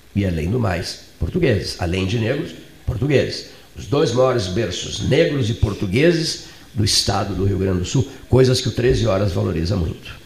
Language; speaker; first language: Portuguese; native; Portuguese